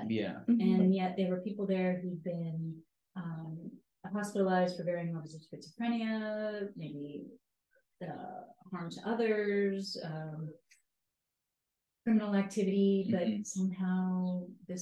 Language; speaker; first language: English; native; English